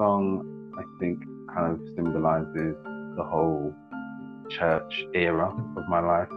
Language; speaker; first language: English; native; English